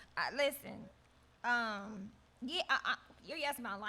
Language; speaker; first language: English; native; English